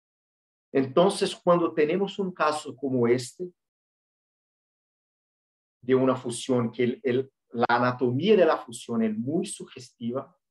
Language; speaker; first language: Spanish; non-native, fluent; Portuguese